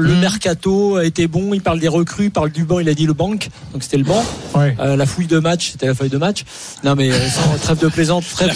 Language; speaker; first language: French; native; French